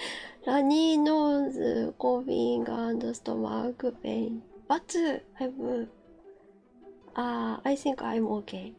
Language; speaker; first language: English; non-native, learner; Japanese